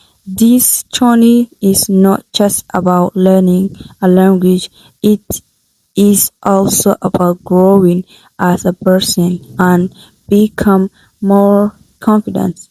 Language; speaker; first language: English; non-native, learner; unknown